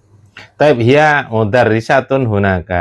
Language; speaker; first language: Arabic; non-native, fluent; Indonesian